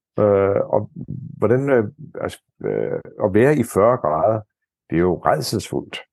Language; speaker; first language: Danish; native; Danish